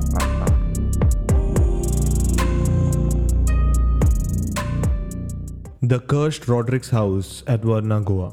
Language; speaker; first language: English; non-native, local second language; Konkani